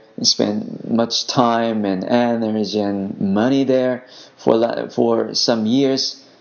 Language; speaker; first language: English; non-native, fluent; Korean